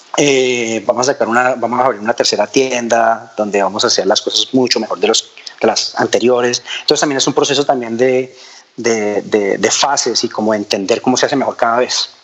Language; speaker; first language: Spanish; native; Spanish